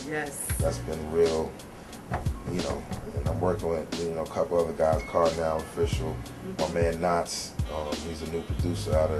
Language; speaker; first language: English; native; English